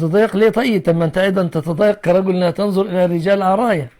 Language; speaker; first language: Arabic; native; Arabic